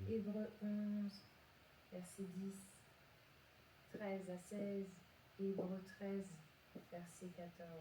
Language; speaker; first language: French; native; French